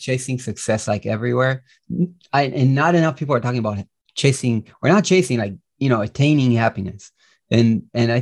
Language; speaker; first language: English; non-native, fluent; Hebrew